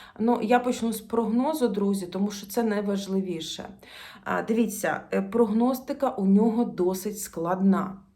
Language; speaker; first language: Ukrainian; non-native, local second language; Russian